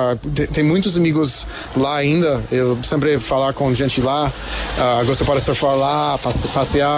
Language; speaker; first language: Portuguese; non-native, learner; English